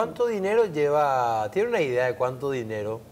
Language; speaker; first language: Spanish; native; Spanish